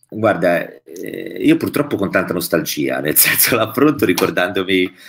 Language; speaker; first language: Italian; native; Italian